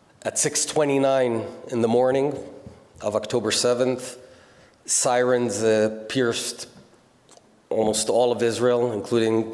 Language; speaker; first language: English; non-native, local second language; Hebrew